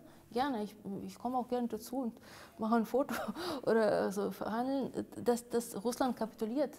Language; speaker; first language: German; non-native, fluent; Russian